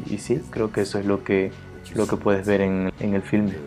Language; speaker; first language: Spanish; non-native, fluent; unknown